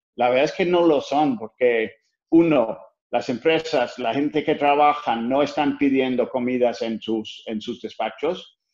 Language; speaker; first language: Spanish; non-native, fluent; English